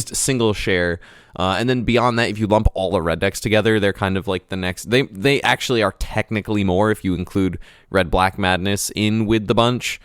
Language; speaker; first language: English; native; English